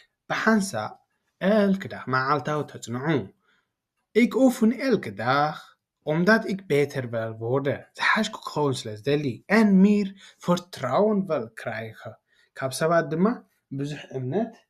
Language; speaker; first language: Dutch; non-native, learner; Tigrinya